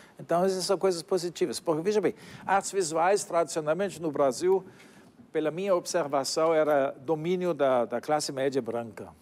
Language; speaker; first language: Portuguese; non-native, fluent; German